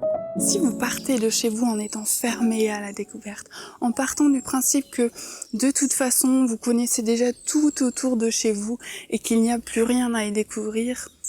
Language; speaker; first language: French; native; French